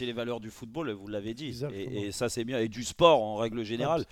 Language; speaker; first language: French; native; French